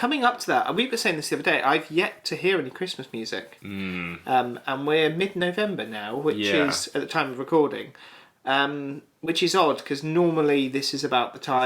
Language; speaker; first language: English; native; English